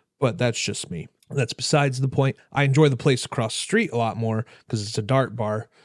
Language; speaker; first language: English; native; English